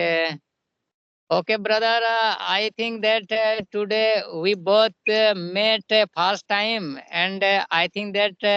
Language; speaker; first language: English; non-native, learner; Hindi